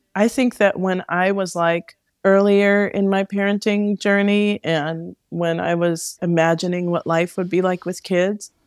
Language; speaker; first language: English; native; English